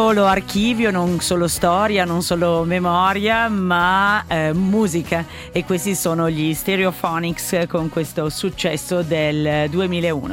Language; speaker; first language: Italian; native; Italian